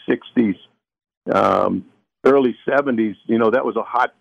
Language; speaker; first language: English; early bilingual, other home language; Spanish